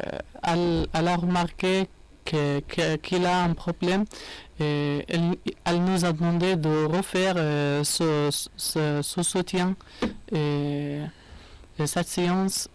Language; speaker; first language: French; non-native, learner; Arabic